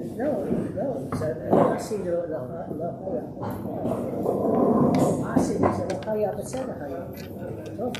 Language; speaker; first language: Hebrew; non-native, fluent; English